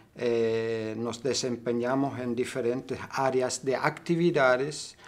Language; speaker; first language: Spanish; non-native, fluent; German